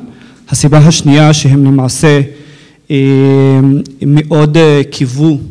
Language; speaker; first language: Hebrew; non-native, local second language; Arabic